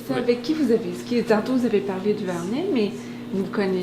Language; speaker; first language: French; native; French